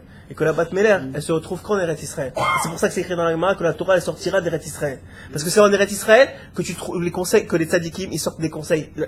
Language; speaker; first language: French; native; French